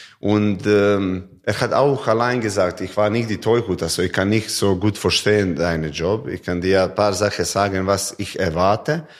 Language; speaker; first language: German; non-native, learner; Serbian